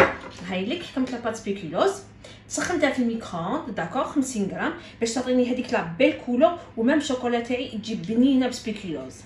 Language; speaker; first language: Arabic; native; Arabic